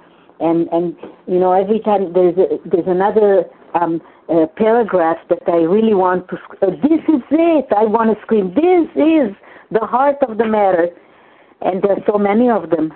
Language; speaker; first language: English; non-native, fluent; Hungarian